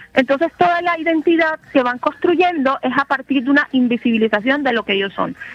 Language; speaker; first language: Spanish; native; Spanish